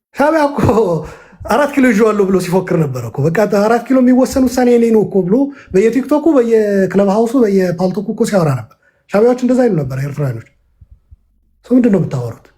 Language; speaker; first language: Amharic; non-native, local second language; Tigrinya